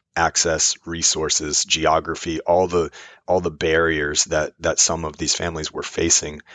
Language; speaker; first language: English; native; English